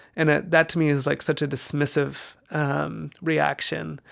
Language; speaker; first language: English; native; English